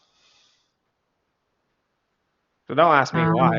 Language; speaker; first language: English; non-native, fluent; Vietnamese